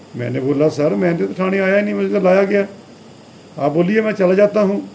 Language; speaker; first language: Hindi; non-native, local second language; Punjabi